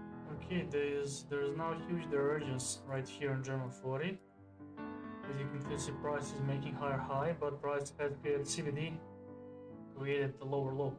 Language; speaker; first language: English; non-native, fluent; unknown